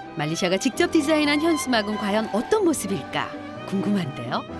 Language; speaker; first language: Korean; native; Korean